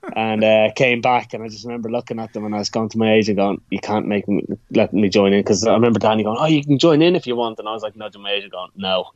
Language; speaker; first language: English; native; English